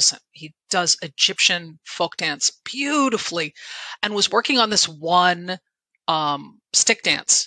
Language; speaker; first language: English; native; English